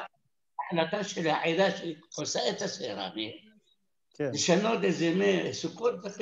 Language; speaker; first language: Hebrew; non-native, fluent; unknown